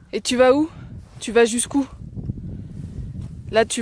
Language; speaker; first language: French; native; French